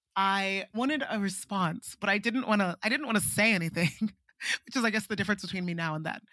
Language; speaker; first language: English; non-native, local second language; Igbo